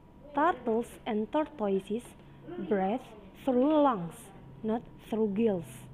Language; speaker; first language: English; non-native, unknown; Indonesian